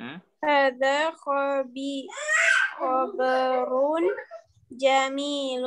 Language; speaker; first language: Arabic; non-native, learner; Indonesian